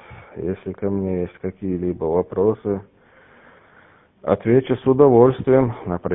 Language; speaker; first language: Russian; native; Russian